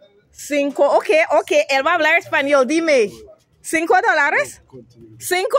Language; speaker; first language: Spanish; non-native, fluent; English